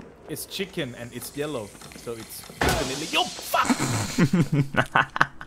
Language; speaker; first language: English; non-native, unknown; Thai